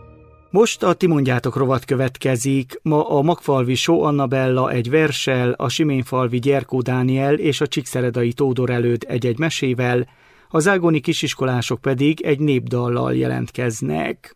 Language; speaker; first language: Hungarian; native; Hungarian